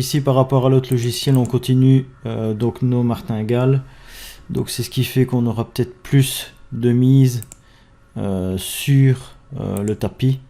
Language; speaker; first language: French; native; French